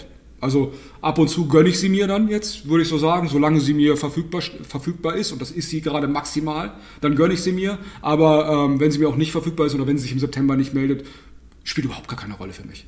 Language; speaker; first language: German; native; German